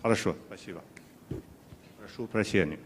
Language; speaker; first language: Russian; non-native, fluent; Chinese